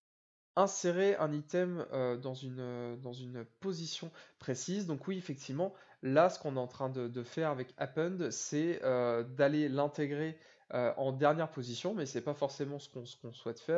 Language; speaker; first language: French; native; French